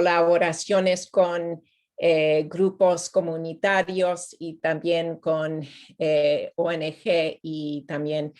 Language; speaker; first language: Spanish; non-native, fluent; English